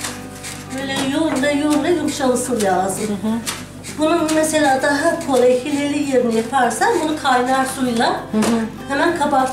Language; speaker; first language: Turkish; native; Turkish